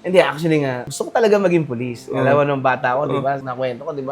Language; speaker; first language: Filipino; native; Filipino